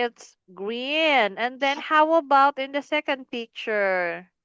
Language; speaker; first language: English; non-native, fluent; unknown